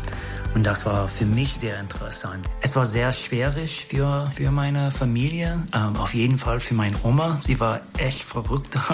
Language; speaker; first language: German; non-native, learner; English